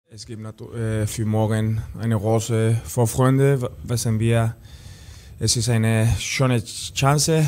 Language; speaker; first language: German; non-native, learner; Spanish